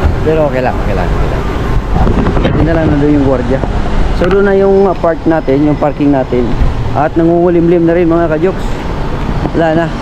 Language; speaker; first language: Filipino; non-native, local second language; Cebuano